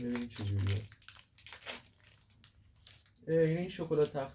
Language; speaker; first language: Persian; native; Persian